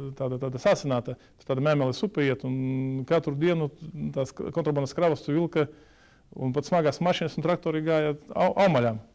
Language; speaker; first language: Latvian; native; Latvian